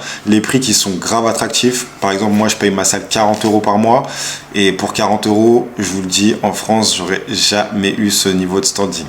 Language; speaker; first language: French; native; French